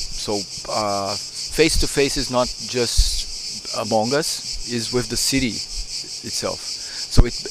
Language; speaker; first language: English; non-native, fluent; Portuguese